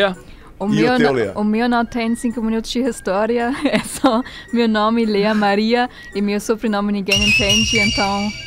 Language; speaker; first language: Portuguese; non-native, fluent; German